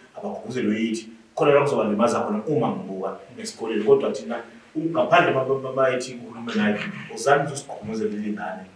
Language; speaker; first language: Zulu; native; Zulu